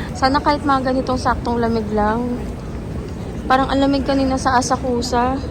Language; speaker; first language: Filipino; native; Filipino